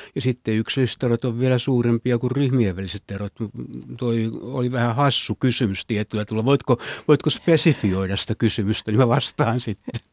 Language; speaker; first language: Finnish; native; Finnish